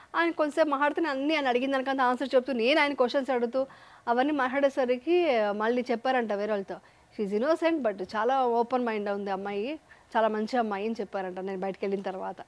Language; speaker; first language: Telugu; native; Telugu